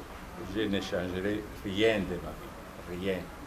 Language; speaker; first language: French; non-native, fluent; Italian